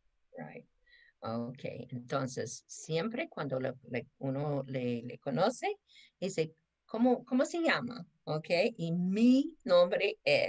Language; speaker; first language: Spanish; non-native, fluent; English